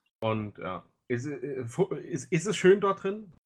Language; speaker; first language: German; native; German